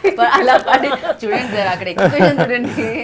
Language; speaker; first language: Telugu; native; Telugu